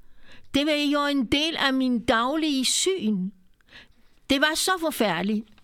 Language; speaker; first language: Danish; non-native, fluent; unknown